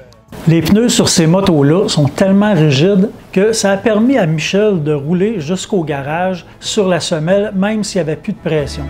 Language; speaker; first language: French; native; French